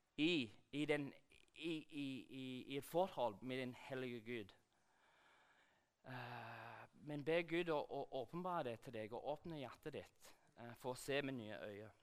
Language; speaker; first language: Norwegian; non-native, fluent; English